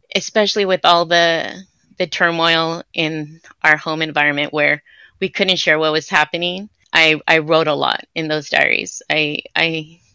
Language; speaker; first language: English; native; English